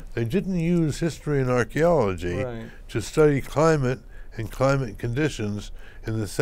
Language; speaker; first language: English; native; English